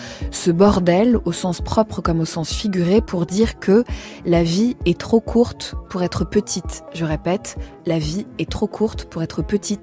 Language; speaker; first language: French; native; French